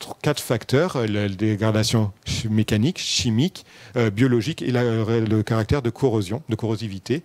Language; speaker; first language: French; native; French